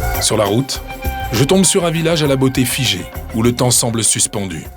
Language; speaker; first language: French; native; French